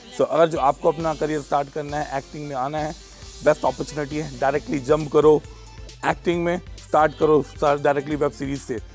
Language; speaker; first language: Hindi; native; Hindi